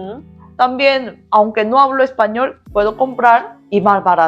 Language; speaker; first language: Spanish; non-native, learner; Korean